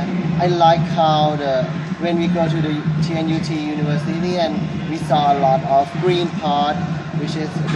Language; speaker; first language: English; non-native, learner; Thai